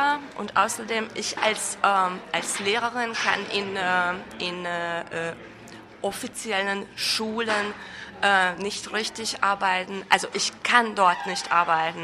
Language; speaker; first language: German; non-native, fluent; Hungarian